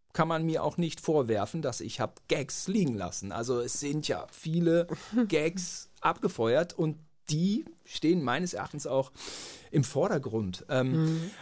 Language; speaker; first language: German; native; German